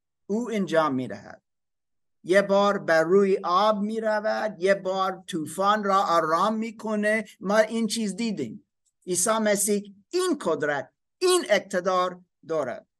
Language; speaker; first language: Persian; non-native, learner; German